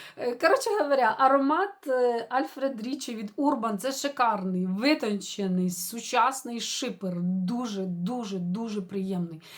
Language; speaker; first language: Ukrainian; non-native, local second language; Russian